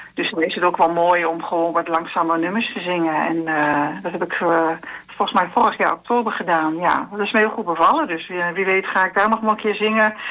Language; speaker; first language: Dutch; native; Dutch